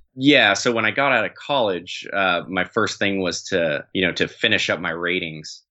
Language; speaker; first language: English; native; English